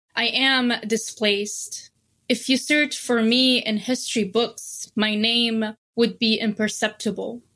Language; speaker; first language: English; non-native, fluent; Arabic